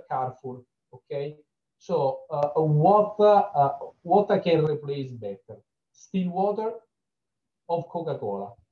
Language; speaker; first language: English; non-native, fluent; Italian